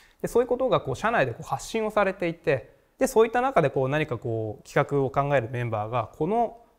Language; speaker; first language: Japanese; native; Japanese